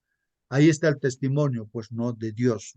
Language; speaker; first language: Spanish; native; Spanish